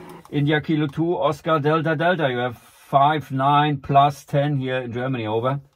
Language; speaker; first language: English; non-native, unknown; German